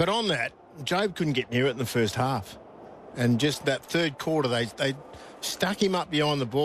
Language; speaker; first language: English; native; English